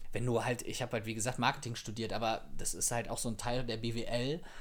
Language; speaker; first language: German; native; German